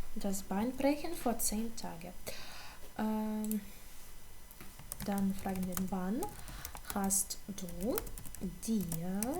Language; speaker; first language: German; non-native, fluent; Ukrainian